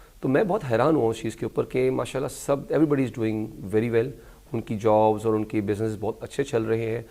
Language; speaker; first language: Urdu; native; Urdu